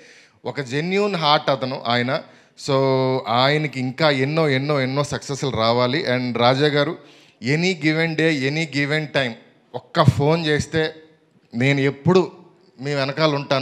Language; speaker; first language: Telugu; native; Telugu